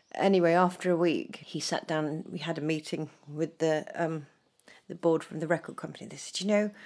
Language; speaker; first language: English; native; English